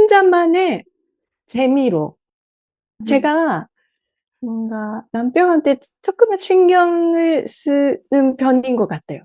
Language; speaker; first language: Korean; non-native, learner; Japanese